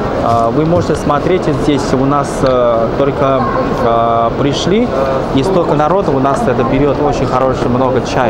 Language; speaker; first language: Russian; non-native, learner; Chinese